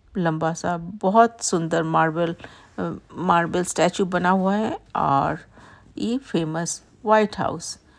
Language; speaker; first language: Hindi; non-native, local second language; Bangla